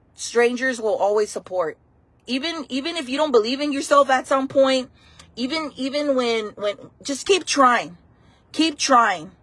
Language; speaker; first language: English; early bilingual, other home language; Spanish